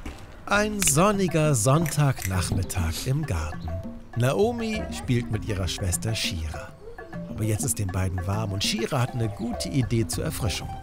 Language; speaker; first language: German; native; German